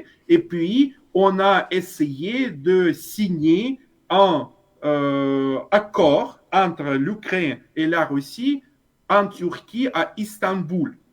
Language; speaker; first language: French; non-native, fluent; Russian